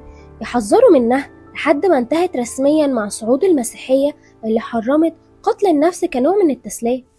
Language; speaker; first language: Arabic; native; Arabic